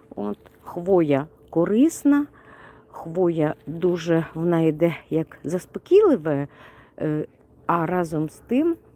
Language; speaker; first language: Ukrainian; non-native, local second language; Russian